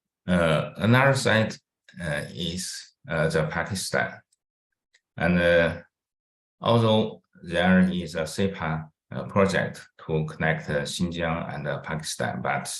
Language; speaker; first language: English; non-native, fluent; Chinese